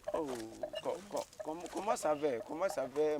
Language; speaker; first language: French; non-native, learner; Ga